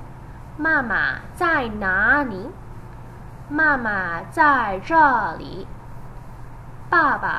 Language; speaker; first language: Chinese; non-native, fluent; English